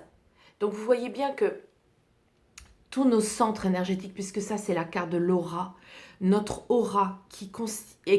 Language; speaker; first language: French; native; French